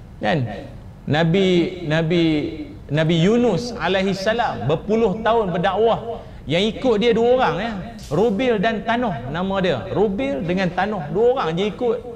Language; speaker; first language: Malay; native; Malay